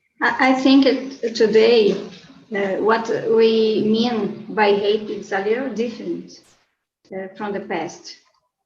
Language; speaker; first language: English; non-native, learner; Portuguese